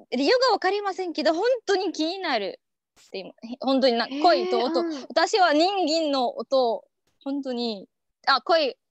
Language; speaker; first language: Japanese; non-native, learner; Arabic